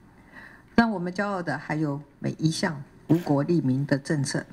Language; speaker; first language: Chinese; native; Chinese